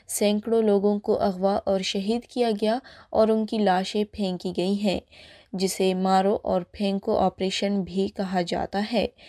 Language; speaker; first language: Urdu; non-native, local second language; Baluchi